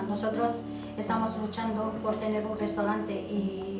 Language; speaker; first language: Spanish; non-native, local second language; Arabic